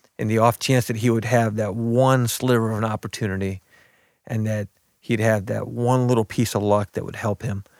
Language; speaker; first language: English; early bilingual, other home language; Arabic